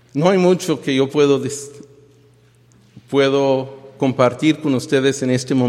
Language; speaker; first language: Spanish; early bilingual, heritage; Spanish